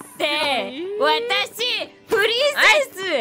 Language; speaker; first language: Japanese; non-native, learner; English